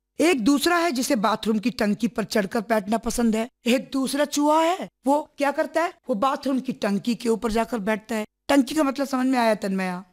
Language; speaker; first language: Hindi; non-native, local second language; Malayalam